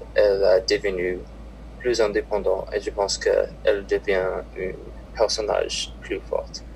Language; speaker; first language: French; non-native, learner; English